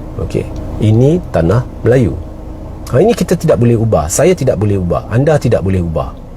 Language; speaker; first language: Malay; native; Malay